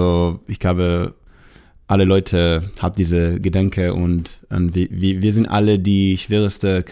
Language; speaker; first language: German; non-native, fluent; Hebrew